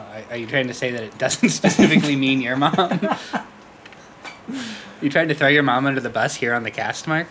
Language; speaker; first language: English; native; English